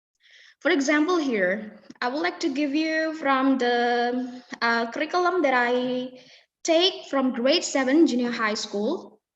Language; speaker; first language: English; non-native, fluent; Indonesian